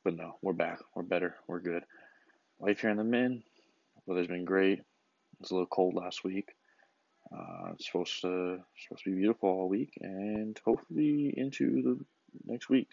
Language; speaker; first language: English; native; English